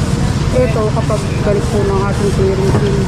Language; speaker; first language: Filipino; native; Filipino